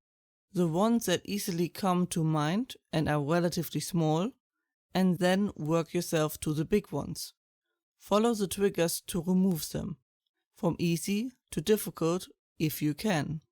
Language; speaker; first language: English; non-native, fluent; German